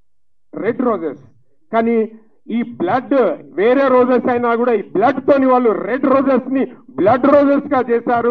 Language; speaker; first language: Telugu; native; Telugu